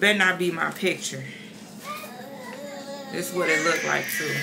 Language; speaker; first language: English; native; English